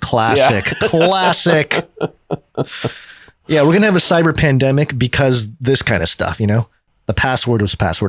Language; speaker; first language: English; native; English